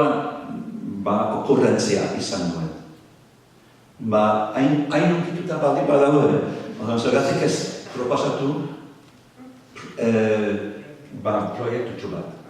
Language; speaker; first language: Basque; non-native, fluent; English